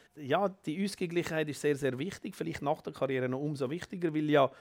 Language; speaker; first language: German; native; German